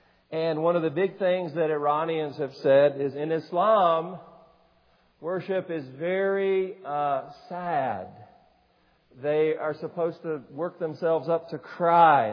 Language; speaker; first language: English; native; English